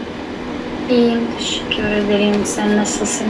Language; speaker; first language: Turkish; non-native, learner; Filipino